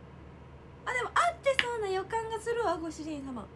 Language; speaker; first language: Japanese; native; Japanese